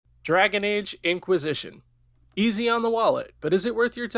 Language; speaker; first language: English; native; English